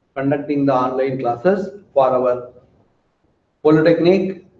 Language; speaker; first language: English; non-native, local second language; Kannada